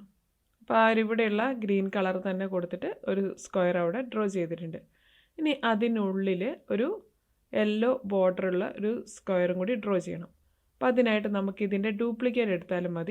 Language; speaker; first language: Malayalam; native; Malayalam